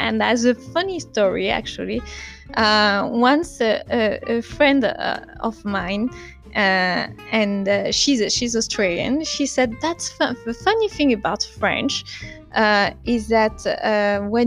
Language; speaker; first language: English; non-native, fluent; French